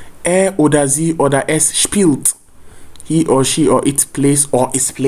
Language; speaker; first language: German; non-native, fluent; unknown